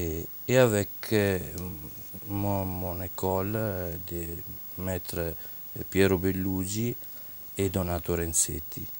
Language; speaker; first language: French; non-native, fluent; Italian